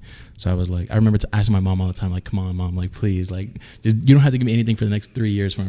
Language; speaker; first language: English; native; English